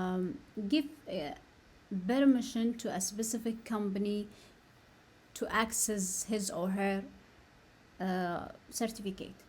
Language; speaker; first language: English; non-native, learner; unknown